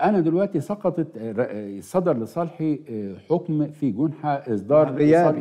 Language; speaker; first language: Arabic; native; Arabic